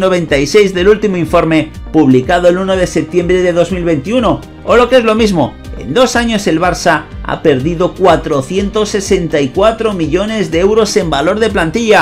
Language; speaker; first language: Spanish; native; Spanish